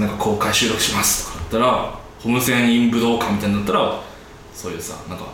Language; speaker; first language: Japanese; native; Japanese